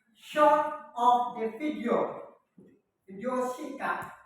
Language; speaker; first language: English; non-native, learner; Indonesian